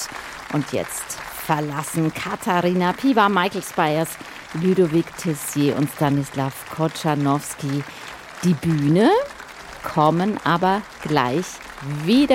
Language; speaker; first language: German; native; German